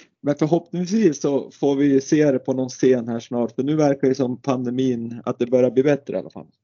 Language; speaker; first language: Swedish; native; Swedish